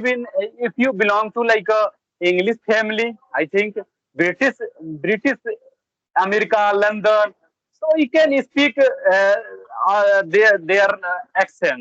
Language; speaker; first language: English; non-native, learner; Bhojpuri